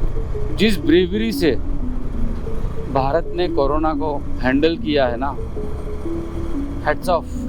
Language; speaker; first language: Hindi; native; Hindi